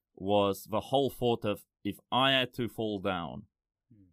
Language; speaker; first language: English; non-native, local second language; Afrikaans